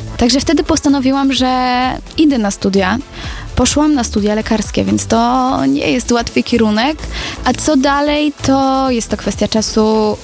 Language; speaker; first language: Polish; native; Polish